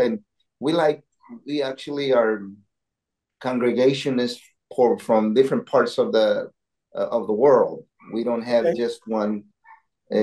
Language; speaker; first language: English; non-native, learner; Spanish